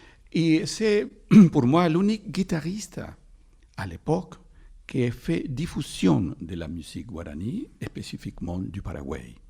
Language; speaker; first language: French; non-native, fluent; Spanish